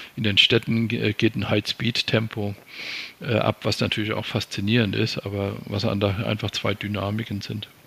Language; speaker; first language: German; native; German